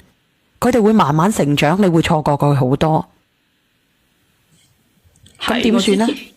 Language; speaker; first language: Cantonese; native; Cantonese